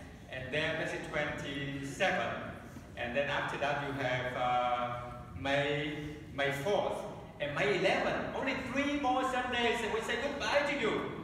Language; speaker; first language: English; non-native, fluent; Vietnamese